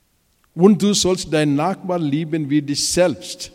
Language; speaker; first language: German; non-native, fluent; Telugu